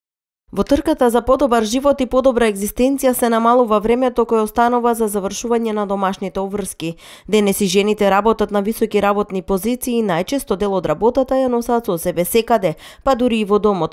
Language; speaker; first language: Macedonian; native; Macedonian